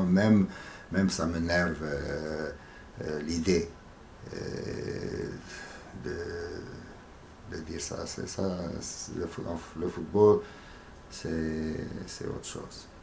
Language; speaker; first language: French; non-native, fluent; Hungarian